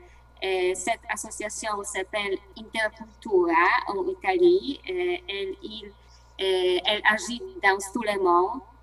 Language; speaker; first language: French; non-native, learner; Polish